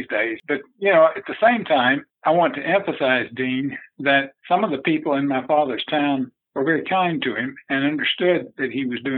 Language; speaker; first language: English; native; English